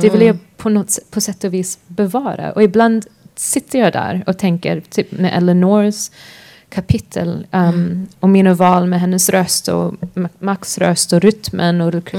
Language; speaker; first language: Swedish; non-native, fluent; English